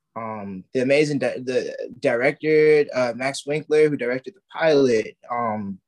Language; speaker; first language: English; native; English